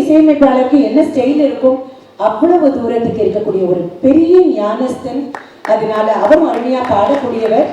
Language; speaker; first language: Tamil; native; Tamil